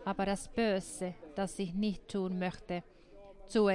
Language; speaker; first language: German; non-native, fluent; Finnish